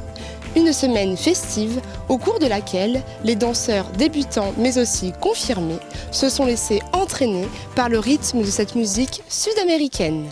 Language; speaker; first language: French; native; French